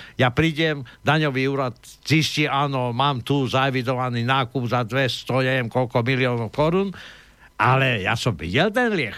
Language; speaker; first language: Slovak; native; Slovak